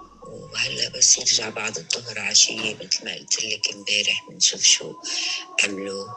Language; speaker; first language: Arabic; native; Arabic